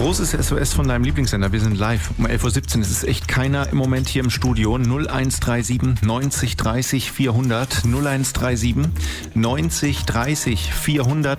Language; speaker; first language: German; native; German